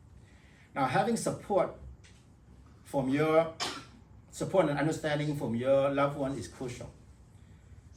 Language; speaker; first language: English; non-native, fluent; Vietnamese